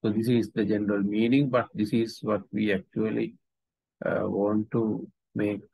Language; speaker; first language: English; non-native, local second language; Sinhala